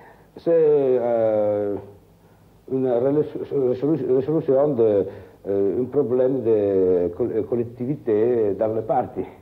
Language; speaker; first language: French; non-native, fluent; Italian